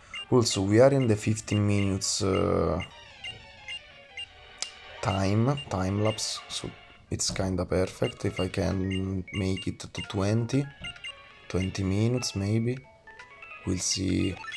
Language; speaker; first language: English; non-native, fluent; Italian